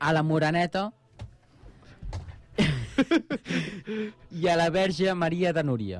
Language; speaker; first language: Catalan; native; Catalan